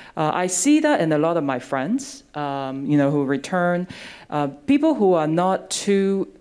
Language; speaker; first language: English; non-native, local second language; Cantonese